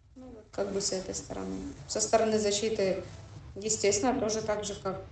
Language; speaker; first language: Russian; native; Russian